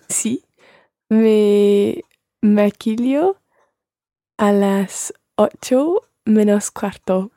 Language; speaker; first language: Spanish; non-native, learner; English